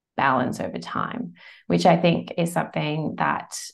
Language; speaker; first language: English; native; English